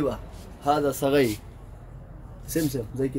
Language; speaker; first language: Arabic; non-native, learner; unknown